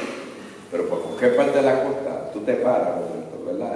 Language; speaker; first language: Spanish; early bilingual, other home language; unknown